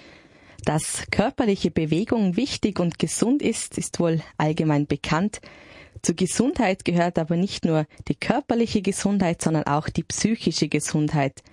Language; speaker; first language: German; native; German